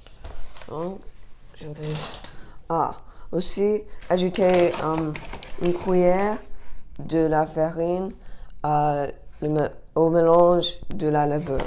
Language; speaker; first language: French; non-native, learner; English